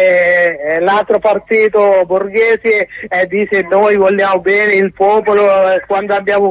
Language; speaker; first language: Italian; non-native, learner; Sinhala